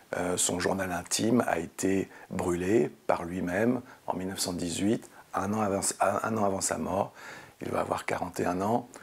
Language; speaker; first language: French; native; French